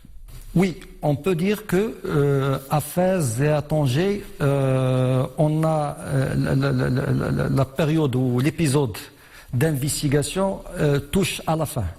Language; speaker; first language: French; non-native, local second language; Arabic